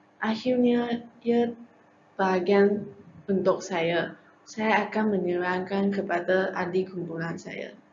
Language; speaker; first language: Malay; non-native, local second language; Chinese